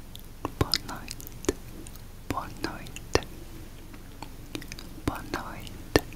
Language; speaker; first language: Portuguese; non-native, learner; Turkish